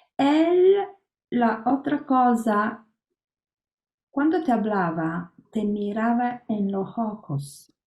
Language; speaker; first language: Spanish; non-native, learner; Italian